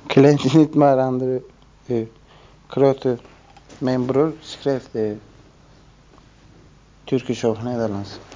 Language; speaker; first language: Dutch; non-native, learner; Turkish